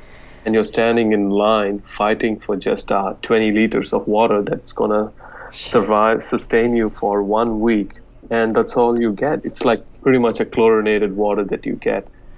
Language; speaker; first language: English; non-native, local second language; Telugu